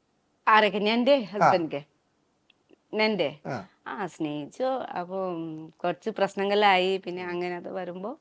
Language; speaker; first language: Malayalam; non-native, learner; Nepali